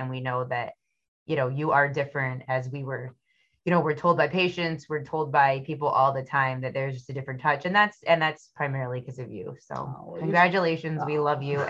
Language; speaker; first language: English; native; English